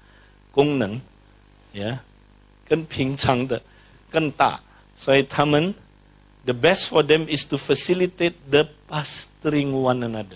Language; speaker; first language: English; non-native, fluent; Indonesian